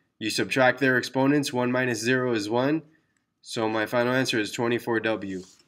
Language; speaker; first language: English; early bilingual, other home language; Spanish